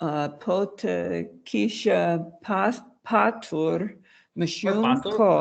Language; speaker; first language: Albanian; non-native, learner; English